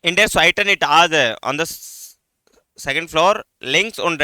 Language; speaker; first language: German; non-native, learner; Hindi